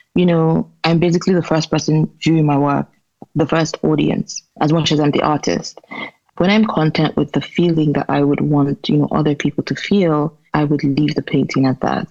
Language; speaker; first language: English; non-native, local second language; Igbo